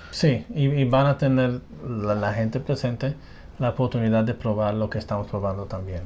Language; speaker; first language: Spanish; non-native, fluent; English